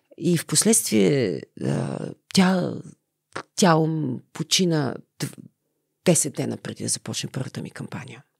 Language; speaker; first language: Bulgarian; native; Bulgarian